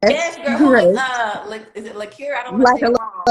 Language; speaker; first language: English; native; English